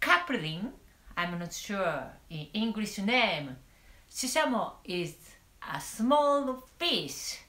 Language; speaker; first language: English; non-native, learner; Japanese